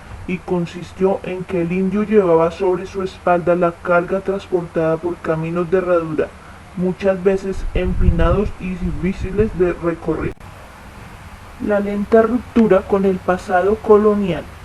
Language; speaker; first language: Spanish; native; Spanish